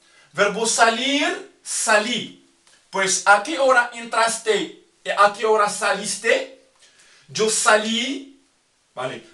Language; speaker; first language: Spanish; non-native, fluent; Arabic